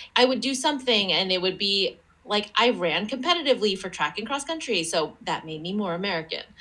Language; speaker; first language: English; early bilingual, other home language; Chinese